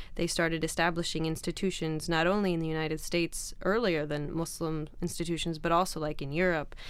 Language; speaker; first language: English; non-native, fluent; Arabic